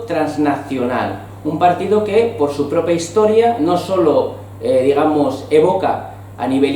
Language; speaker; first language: Spanish; native; Spanish